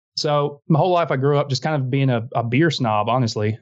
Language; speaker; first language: English; native; English